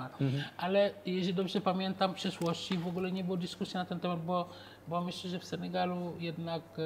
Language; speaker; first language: Polish; non-native, fluent; Wolof